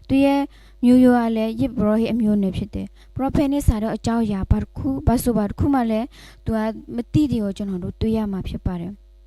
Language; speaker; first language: Burmese; non-native, local second language; S'gaw Karen